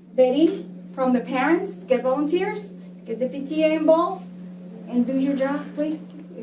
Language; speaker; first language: English; non-native, fluent; Spanish